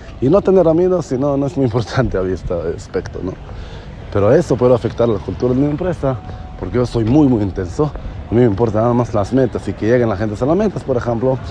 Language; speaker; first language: Spanish; non-native, fluent; Hebrew